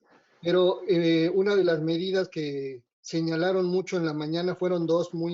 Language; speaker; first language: Spanish; native; Spanish